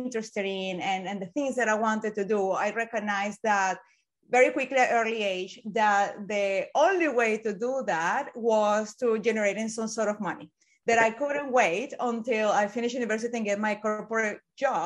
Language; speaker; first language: English; non-native, fluent; Spanish